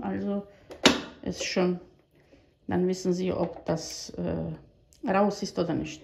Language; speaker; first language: German; non-native, fluent; Bosnian